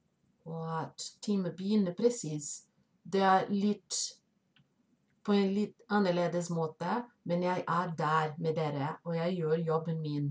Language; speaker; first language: Norwegian; non-native, fluent; Spanish